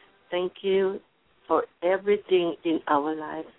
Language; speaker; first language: English; non-native, learner; Thai